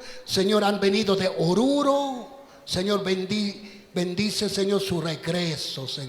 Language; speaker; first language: Spanish; native; Spanish